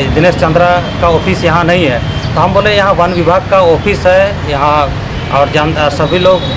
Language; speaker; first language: Hindi; native; Hindi